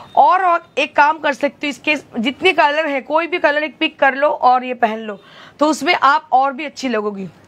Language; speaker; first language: Hindi; non-native, local second language; Bangla